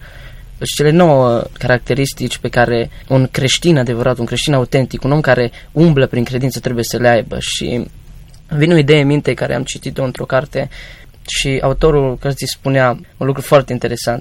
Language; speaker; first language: Romanian; native; Romanian